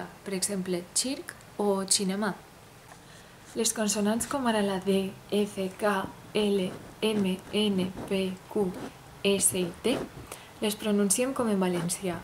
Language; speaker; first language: Catalan; non-native, fluent; Romanian